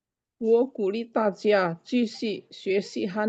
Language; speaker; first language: Chinese; non-native, learner; Indonesian